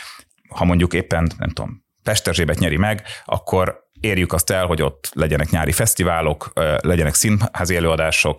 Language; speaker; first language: Hungarian; native; Hungarian